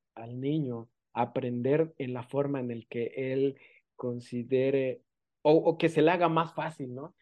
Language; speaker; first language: Spanish; non-native, local second language; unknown